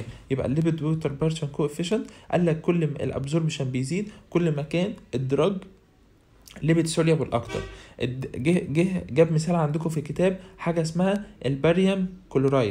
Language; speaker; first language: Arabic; native; Arabic